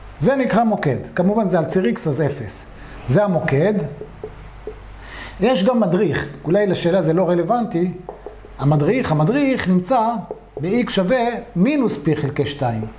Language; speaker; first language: Hebrew; native; Hebrew